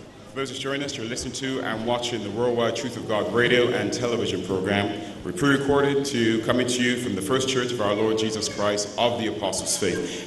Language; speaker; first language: English; native; English